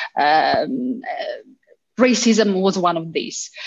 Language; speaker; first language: English; early bilingual, heritage; Italian